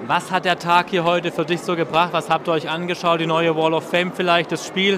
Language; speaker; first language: German; native; German